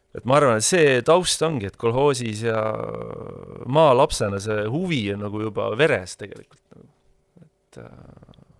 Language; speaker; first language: Estonian; native; Estonian